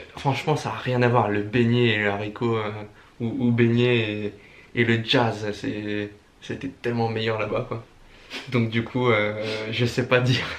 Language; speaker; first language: French; native; French